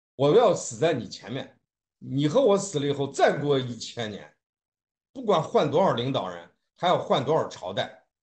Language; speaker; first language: Chinese; native; Chinese